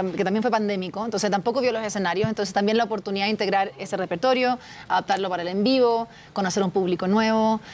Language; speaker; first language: Spanish; native; Spanish